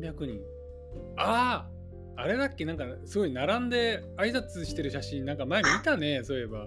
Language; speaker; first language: Japanese; native; Japanese